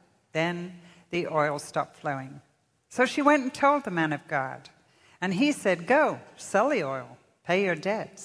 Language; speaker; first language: English; native; English